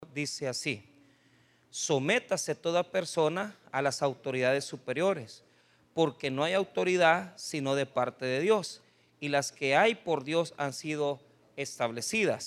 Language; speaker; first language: Spanish; native; Spanish